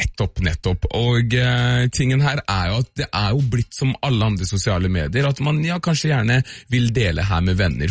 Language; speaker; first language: Norwegian; native; Norwegian